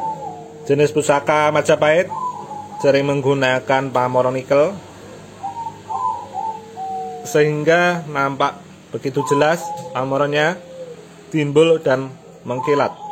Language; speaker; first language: Indonesian; non-native, local second language; Javanese